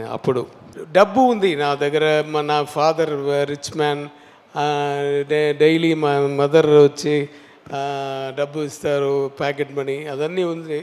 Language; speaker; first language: Telugu; non-native, learner; Tamil